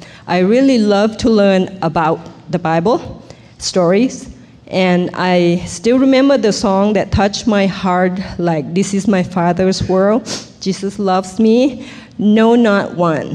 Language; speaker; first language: English; non-native, fluent; Thai